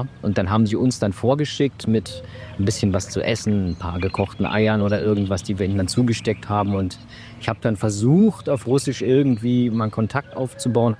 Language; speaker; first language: German; native; German